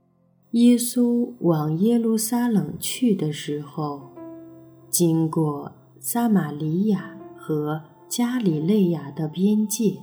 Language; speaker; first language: Chinese; native; Chinese